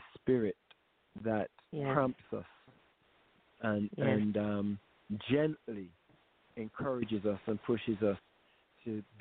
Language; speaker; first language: English; native; English